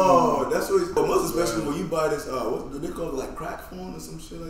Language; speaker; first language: English; native; English